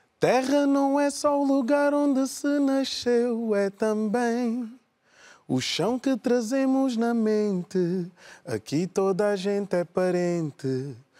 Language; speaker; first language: Portuguese; early bilingual, other home language; Kabuverdianu